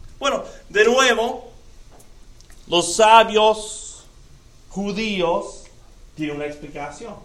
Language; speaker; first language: Spanish; non-native, fluent; English